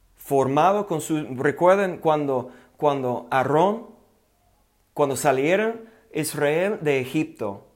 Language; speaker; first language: Spanish; non-native, fluent; English